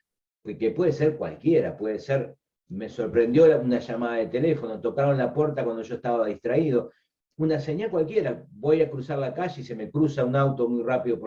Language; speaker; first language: Spanish; native; Spanish